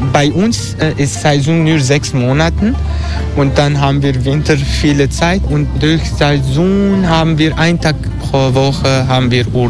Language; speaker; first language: German; non-native, fluent; Turkish